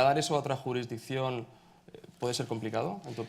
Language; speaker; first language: Spanish; native; Spanish